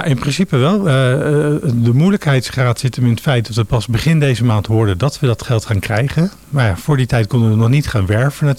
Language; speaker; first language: Dutch; native; Dutch